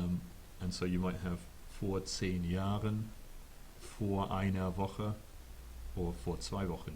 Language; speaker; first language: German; non-native, fluent; English